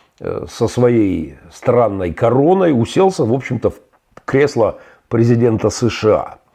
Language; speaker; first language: Russian; native; Russian